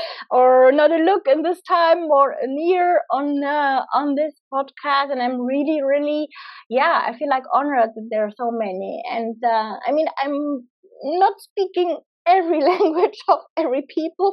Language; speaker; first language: English; non-native, fluent; German